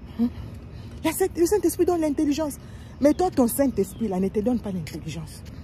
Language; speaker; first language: French; non-native, local second language; Lingala